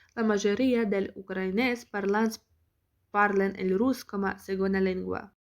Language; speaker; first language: Catalan; non-native, learner; Ukrainian